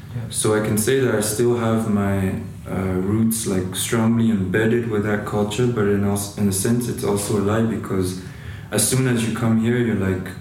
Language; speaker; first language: English; non-native, fluent; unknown